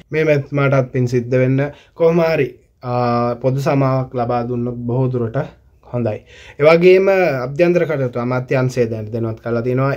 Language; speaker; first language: Sinhala; native; Sinhala